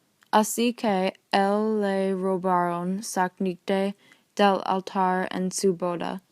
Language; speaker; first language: Spanish; non-native, learner; English